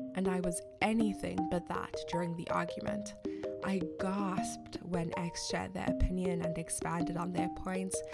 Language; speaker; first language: English; non-native, local second language; Shona